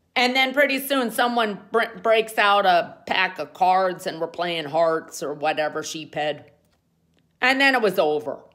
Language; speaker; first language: English; native; English